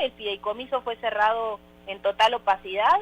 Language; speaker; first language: Spanish; native; Spanish